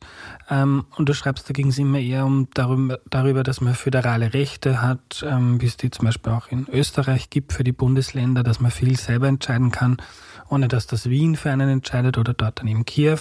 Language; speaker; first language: German; native; German